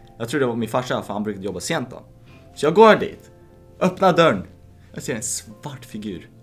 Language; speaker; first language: Swedish; native; Swedish